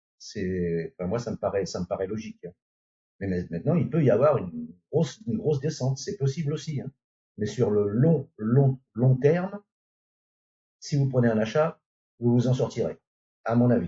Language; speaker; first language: French; native; French